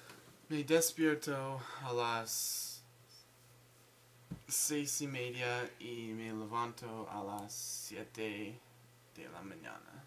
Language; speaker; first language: Spanish; non-native, learner; English